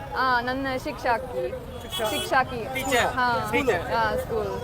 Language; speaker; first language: Kannada; non-native, learner; German